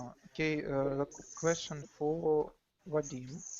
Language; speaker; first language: English; non-native, learner; Russian